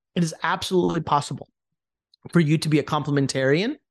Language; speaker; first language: English; early bilingual, other home language; Hindi